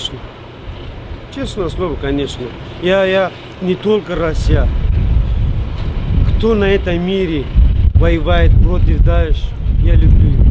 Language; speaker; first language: Russian; non-native, learner; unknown